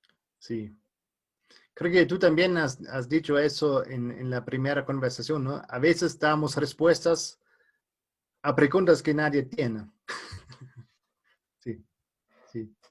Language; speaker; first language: Spanish; non-native, fluent; German